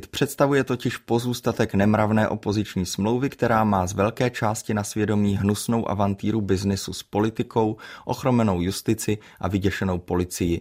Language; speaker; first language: Czech; native; Czech